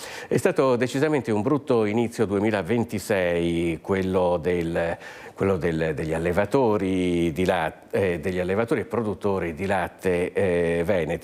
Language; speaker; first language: Italian; native; Italian